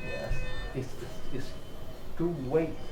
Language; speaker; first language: English; non-native, learner; Spanish